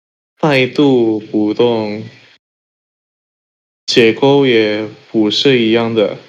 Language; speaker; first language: Chinese; non-native, learner; Indonesian